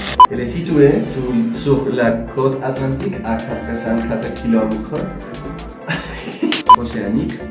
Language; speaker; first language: French; non-native, learner; Spanish